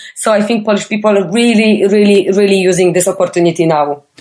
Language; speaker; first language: English; non-native, fluent; Polish